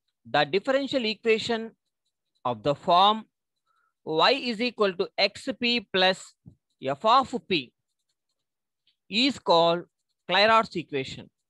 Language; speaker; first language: English; non-native, local second language; Telugu